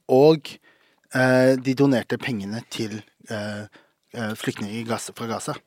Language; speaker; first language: Norwegian; native; Norwegian